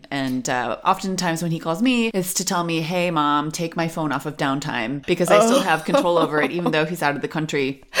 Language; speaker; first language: English; native; English